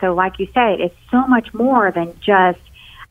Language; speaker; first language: English; native; English